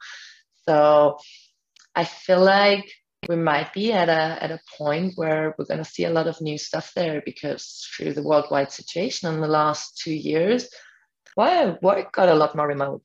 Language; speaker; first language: English; non-native, fluent; German